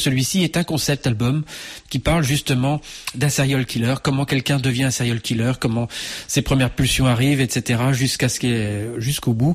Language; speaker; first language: French; native; French